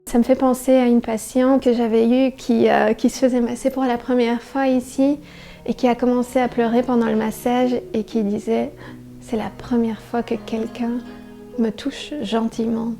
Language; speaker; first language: French; native; French